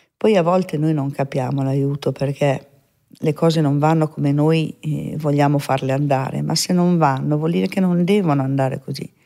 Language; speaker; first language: Italian; native; Italian